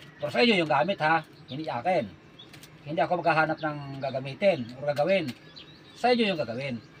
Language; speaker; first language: Filipino; non-native, local second language; Cebuano